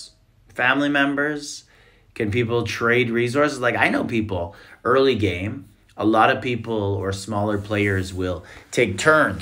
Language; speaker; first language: English; native; English